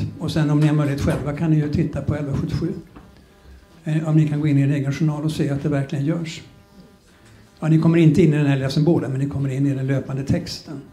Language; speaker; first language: Swedish; native; Swedish